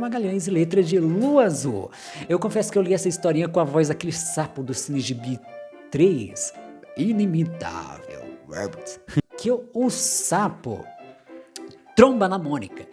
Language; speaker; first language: Portuguese; native; Portuguese